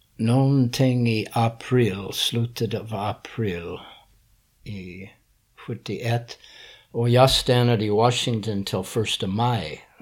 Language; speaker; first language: Swedish; non-native, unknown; English